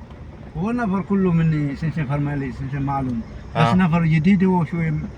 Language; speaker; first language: Arabic; non-native, learner; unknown